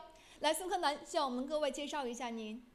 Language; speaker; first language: Chinese; native; Chinese